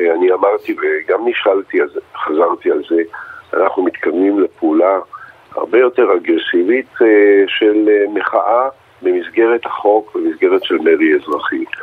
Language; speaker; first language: Hebrew; native; Hebrew